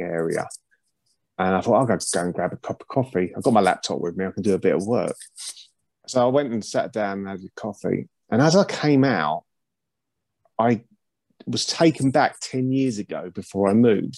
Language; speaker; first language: English; native; English